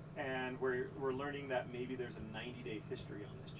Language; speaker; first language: English; native; English